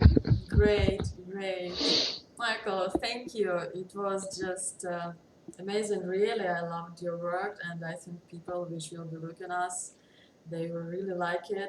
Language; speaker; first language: English; non-native, learner; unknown